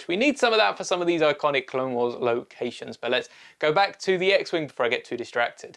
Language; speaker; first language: English; native; English